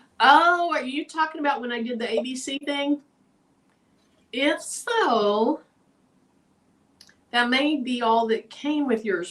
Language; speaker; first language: English; native; English